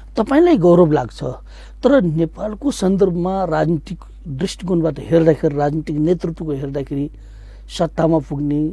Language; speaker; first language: Nepali; non-native, local second language; Newari